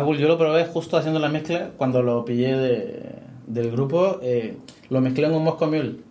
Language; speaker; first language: Spanish; native; Spanish